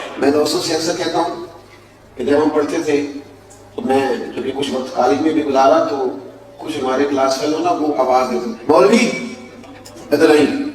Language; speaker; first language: Urdu; non-native, local second language; Punjabi